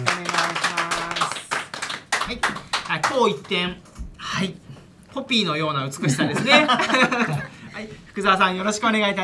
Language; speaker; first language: Japanese; native; Japanese